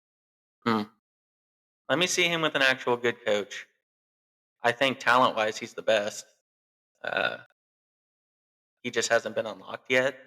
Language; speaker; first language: English; native; English